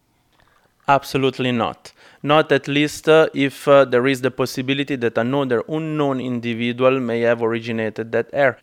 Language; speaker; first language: English; non-native, fluent; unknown